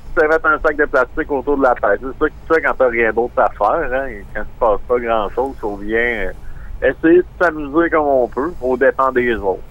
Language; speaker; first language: French; native; French